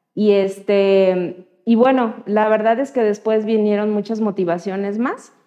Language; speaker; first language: Spanish; native; Spanish